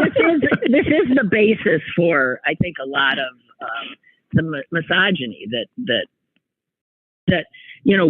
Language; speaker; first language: English; native; English